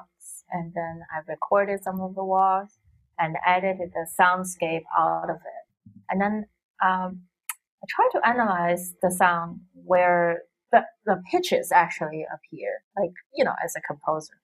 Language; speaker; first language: English; non-native, fluent; Chinese